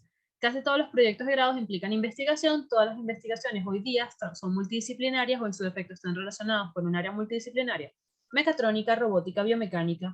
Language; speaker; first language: Spanish; native; Spanish